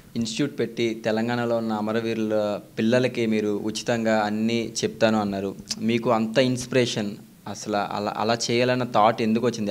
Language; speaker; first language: Telugu; native; Telugu